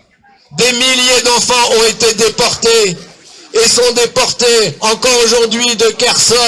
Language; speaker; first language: French; non-native, fluent; Ukrainian